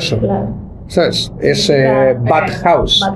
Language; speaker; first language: Spanish; native; Spanish